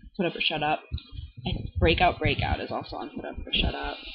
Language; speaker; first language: English; native; English